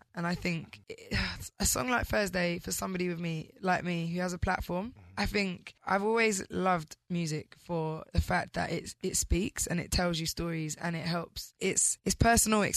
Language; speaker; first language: English; native; English